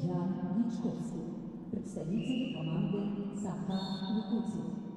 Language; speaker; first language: Russian; native; Russian